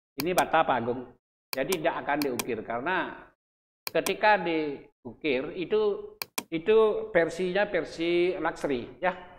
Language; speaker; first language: Indonesian; non-native, local second language; Balinese